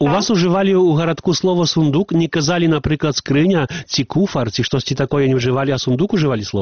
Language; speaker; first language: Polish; non-native, local second language; Belarusian